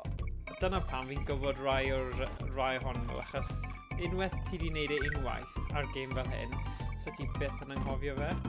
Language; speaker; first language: Welsh; native; Welsh